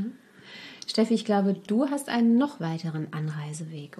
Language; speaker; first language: German; native; German